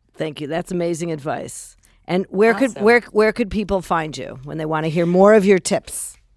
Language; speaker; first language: English; native; English